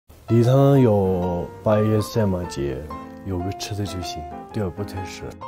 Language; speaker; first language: Chinese; non-native, local second language; Tibetan